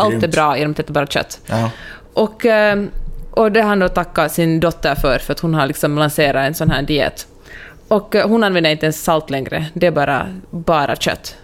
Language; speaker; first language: Swedish; native; Swedish